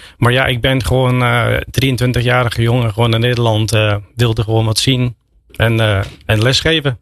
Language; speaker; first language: Dutch; non-native, fluent; English